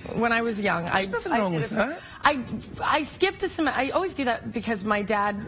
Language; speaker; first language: English; native; English